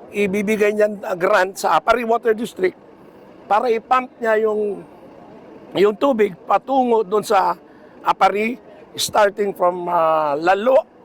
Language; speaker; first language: Filipino; non-native, local second language; Iloko